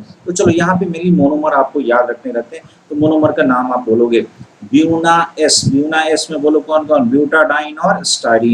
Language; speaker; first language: Hindi; native; Hindi